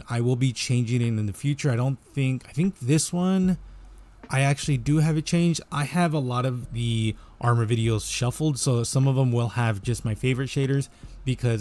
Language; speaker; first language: English; native; English